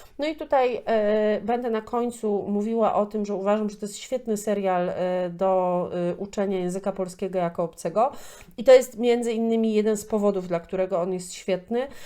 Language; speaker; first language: Polish; native; Polish